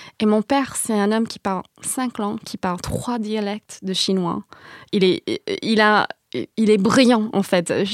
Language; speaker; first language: French; non-native, fluent; English